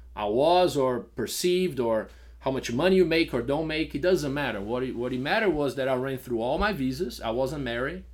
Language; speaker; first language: English; non-native, fluent; Portuguese